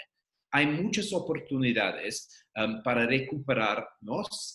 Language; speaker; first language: Spanish; non-native, fluent; English